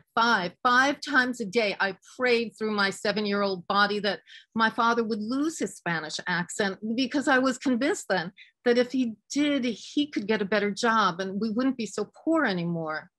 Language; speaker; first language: English; native; English